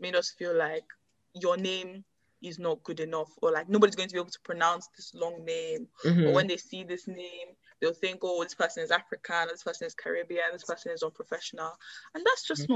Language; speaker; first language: English; non-native, local second language; Yoruba